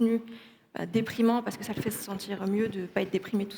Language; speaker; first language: French; native; French